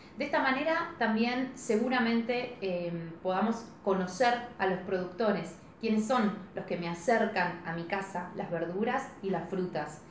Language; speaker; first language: Spanish; native; Spanish